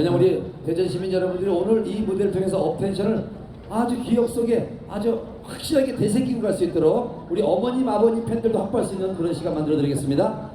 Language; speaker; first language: Korean; native; Korean